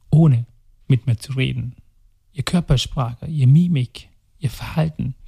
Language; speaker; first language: German; non-native, local second language; Tamil